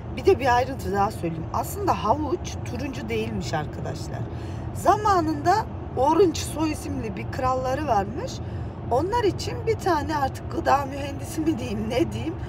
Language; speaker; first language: Turkish; native; Turkish